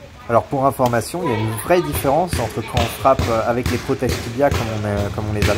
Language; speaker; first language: French; native; French